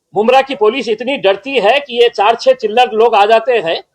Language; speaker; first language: Hindi; non-native, local second language; Marathi